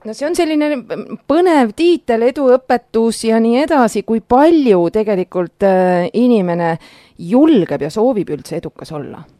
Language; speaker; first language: Estonian; native; Estonian